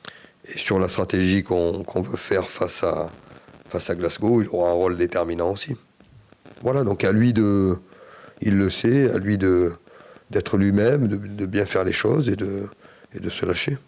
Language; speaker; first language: French; native; French